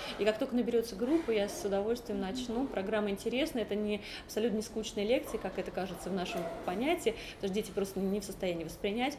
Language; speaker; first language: Russian; native; Russian